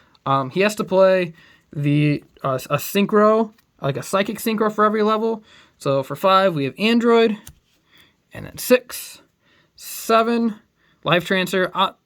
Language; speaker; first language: English; native; English